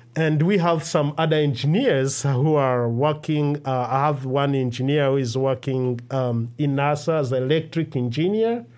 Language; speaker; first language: English; non-native, local second language; Kinyarwanda